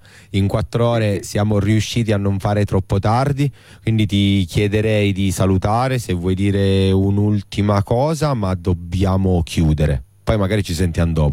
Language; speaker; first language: Italian; native; Italian